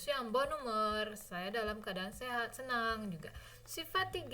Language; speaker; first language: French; non-native, fluent; Indonesian